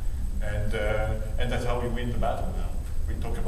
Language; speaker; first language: English; non-native, local second language; French